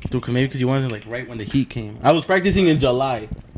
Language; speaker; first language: English; early bilingual, other home language; Spanish